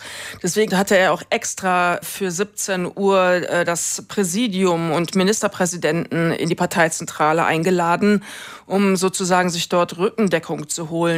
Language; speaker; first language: German; native; German